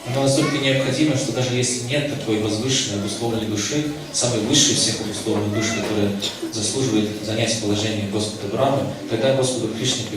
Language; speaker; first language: Russian; native; Russian